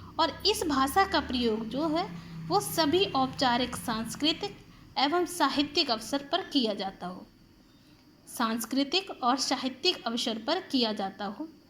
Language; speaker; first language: Hindi; native; Hindi